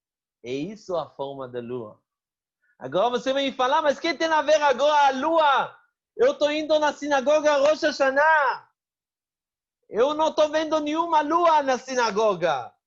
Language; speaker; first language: Portuguese; non-native, fluent; Hebrew